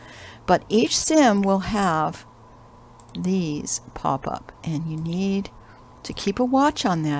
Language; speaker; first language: English; native; English